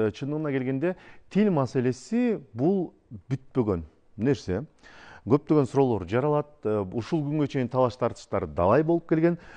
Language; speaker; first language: Kyrgyz; native; Kyrgyz